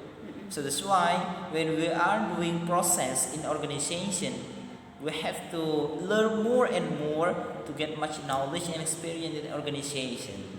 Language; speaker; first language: English; non-native, learner; Madurese